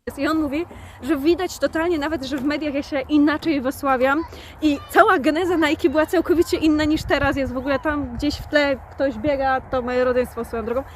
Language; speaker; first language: Polish; native; Polish